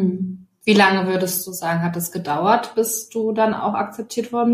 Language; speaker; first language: German; native; German